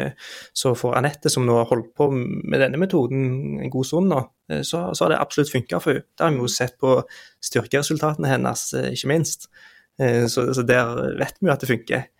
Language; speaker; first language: Norwegian; native; Norwegian